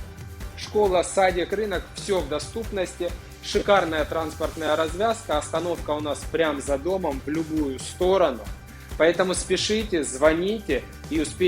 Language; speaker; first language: Russian; native; Russian